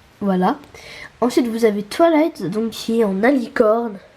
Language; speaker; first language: French; native; French